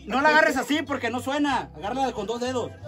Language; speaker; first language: Spanish; native; Spanish